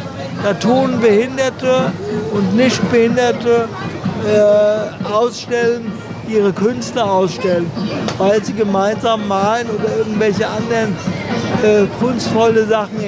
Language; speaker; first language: German; native; German